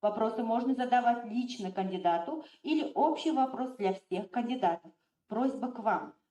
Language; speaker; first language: Russian; non-native, local second language; Kazakh